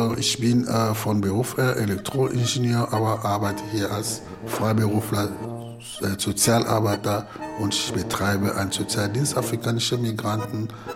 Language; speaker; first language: German; non-native, fluent; Lingala